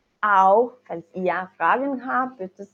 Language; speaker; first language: German; non-native, learner; Spanish